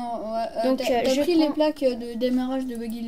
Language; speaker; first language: French; native; French